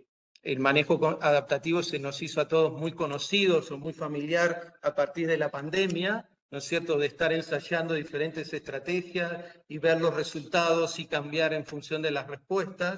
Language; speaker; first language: Spanish; native; Spanish